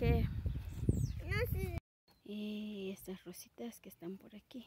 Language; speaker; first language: Spanish; native; Spanish